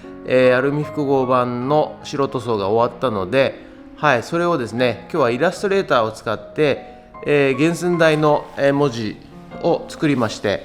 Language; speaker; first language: Japanese; native; Japanese